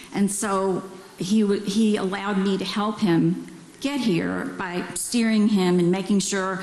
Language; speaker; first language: English; native; English